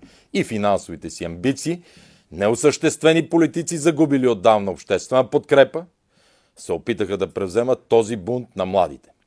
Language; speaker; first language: Bulgarian; native; Bulgarian